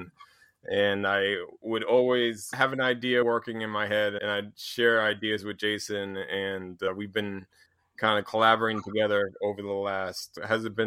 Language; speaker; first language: English; native; English